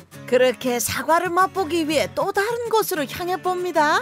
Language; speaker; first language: Korean; native; Korean